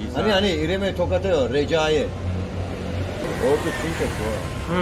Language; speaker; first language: Korean; non-native, learner; Turkish